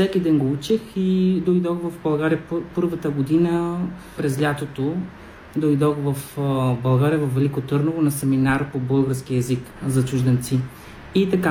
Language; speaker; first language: Bulgarian; non-native, fluent; Spanish